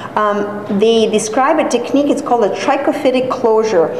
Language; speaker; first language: English; non-native, fluent; Serbian